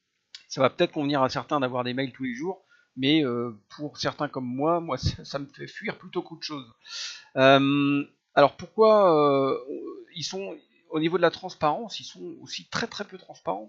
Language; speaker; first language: French; native; French